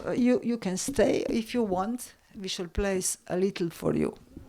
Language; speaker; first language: English; non-native, learner; Slovenian